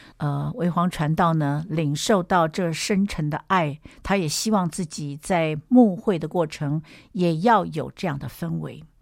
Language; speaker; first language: Chinese; native; Chinese